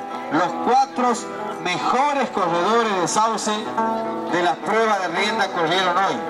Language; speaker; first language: Spanish; native; Spanish